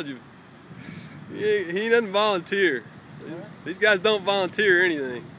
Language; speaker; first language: English; native; English